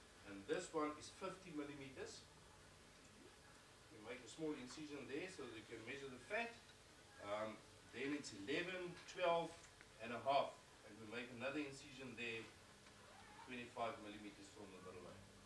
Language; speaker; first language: English; non-native, local second language; Afrikaans